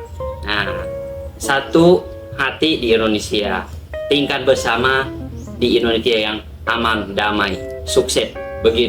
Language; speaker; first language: Indonesian; non-native, learner; Thai